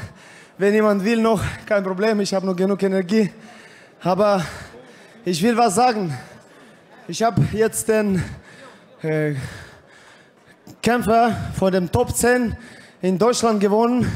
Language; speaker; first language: German; non-native, fluent; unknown